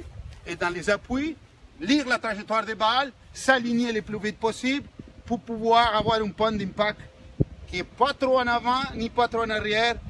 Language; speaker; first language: French; non-native, fluent; Spanish